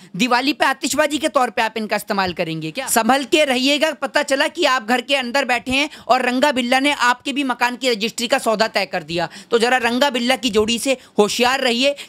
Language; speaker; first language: Hindi; native; Hindi